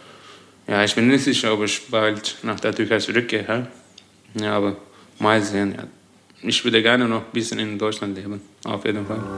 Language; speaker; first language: German; non-native, fluent; Turkish